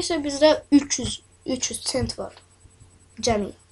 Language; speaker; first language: Turkish; non-native, learner; Azerbaijani